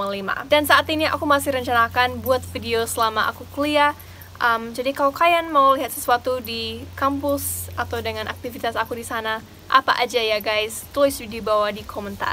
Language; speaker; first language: Indonesian; non-native, fluent; English